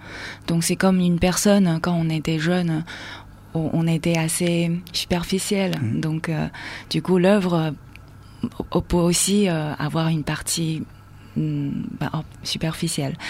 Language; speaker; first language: French; non-native, fluent; Chinese